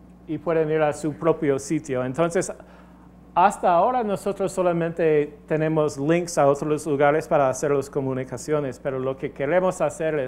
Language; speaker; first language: Spanish; non-native, fluent; English